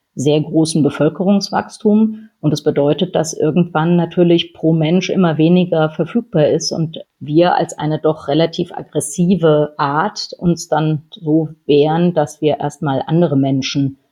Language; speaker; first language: German; native; German